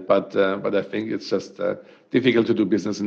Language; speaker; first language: English; non-native, fluent; German